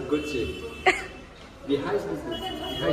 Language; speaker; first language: German; non-native, learner; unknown